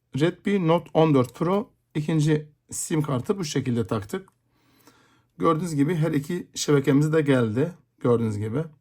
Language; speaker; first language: Turkish; native; Turkish